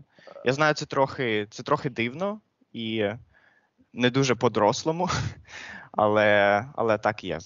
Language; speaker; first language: Polish; non-native, learner; Ukrainian